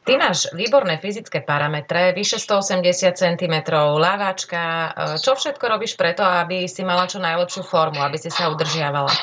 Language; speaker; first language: Slovak; native; Slovak